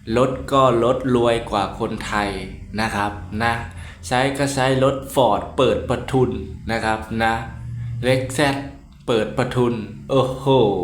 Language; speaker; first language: Thai; native; Thai